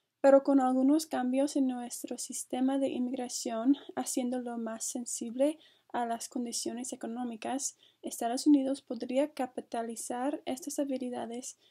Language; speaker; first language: Spanish; non-native, fluent; English